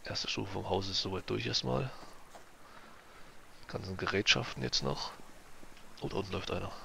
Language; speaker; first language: German; native; German